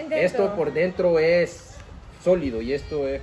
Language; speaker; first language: Spanish; native; Spanish